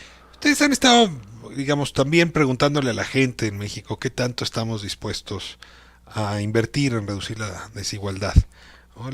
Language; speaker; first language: Spanish; native; Spanish